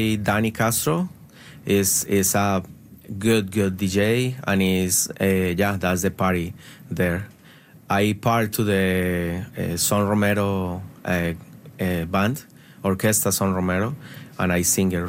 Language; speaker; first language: English; non-native, fluent; Spanish